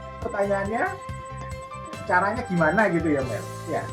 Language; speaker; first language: Indonesian; native; Indonesian